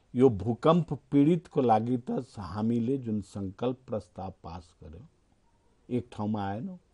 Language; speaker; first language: Nepali; non-native, local second language; Maithili